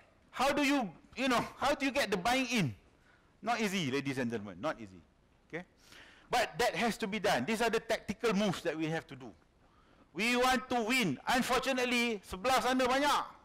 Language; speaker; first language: English; non-native, local second language; Malay